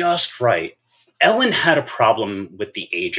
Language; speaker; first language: English; native; English